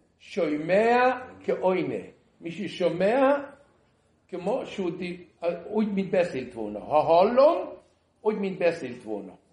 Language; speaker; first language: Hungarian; early bilingual, heritage; Hungarian